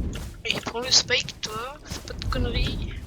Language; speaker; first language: French; native; French